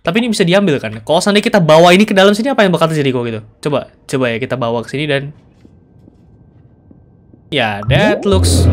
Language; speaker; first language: Indonesian; native; Indonesian